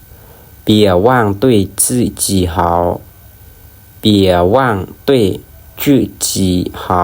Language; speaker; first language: Chinese; non-native, learner; Lao